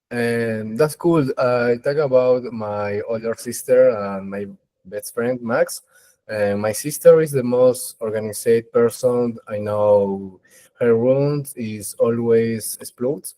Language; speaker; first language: English; non-native, learner; Spanish